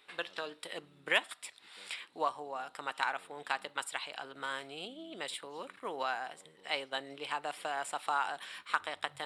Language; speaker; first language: Arabic; non-native, fluent; Spanish